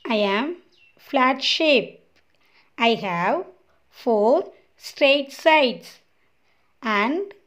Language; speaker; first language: English; non-native, local second language; Tamil